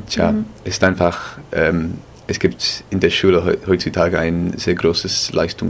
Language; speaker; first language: German; non-native, fluent; English